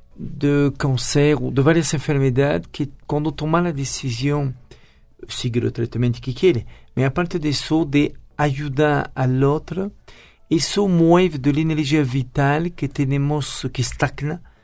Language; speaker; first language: Spanish; non-native, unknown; French